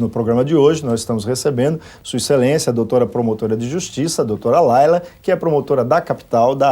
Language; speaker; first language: Portuguese; native; Portuguese